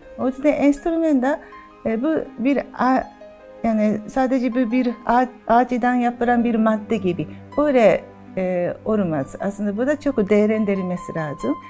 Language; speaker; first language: Turkish; non-native, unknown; Japanese